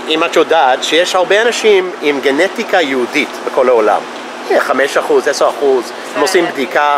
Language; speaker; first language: Hebrew; non-native, fluent; English